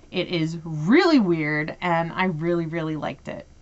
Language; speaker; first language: English; native; English